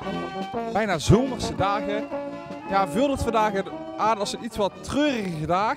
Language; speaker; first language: Dutch; native; Dutch